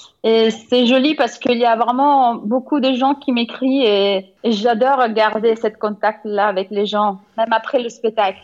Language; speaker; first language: French; non-native, fluent; Italian